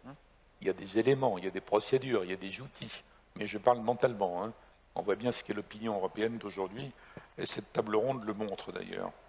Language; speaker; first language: French; native; French